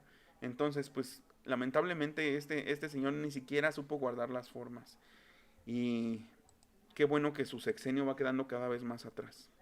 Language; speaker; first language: Spanish; native; Spanish